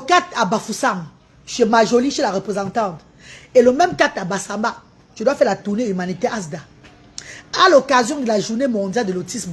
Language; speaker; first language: French; non-native, local second language; Lingala